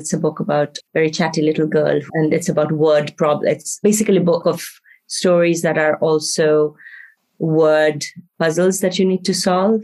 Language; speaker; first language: English; non-native, local second language; Bangla